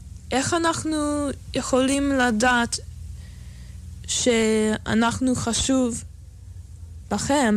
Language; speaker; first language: Hebrew; non-native, fluent; English